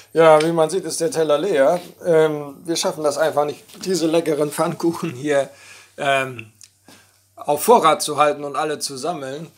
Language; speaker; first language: German; native; German